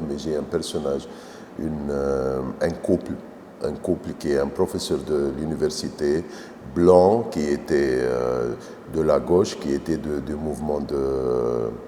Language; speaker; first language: French; non-native, fluent; Arabic